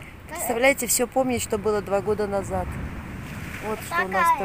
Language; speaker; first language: Russian; native; Russian